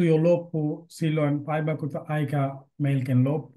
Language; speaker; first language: Finnish; non-native, learner; Bangla